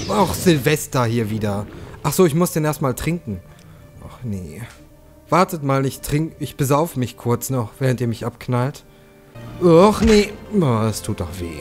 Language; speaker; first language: German; native; German